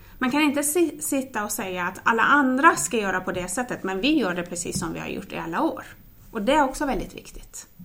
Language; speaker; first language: Swedish; non-native, fluent; Persian